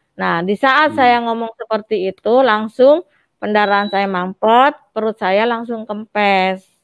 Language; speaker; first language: Indonesian; native; Indonesian